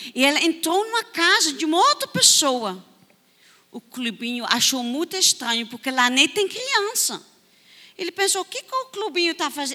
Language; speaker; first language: Portuguese; non-native, fluent; Dutch